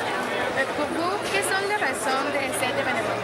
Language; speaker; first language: French; non-native, learner; Spanish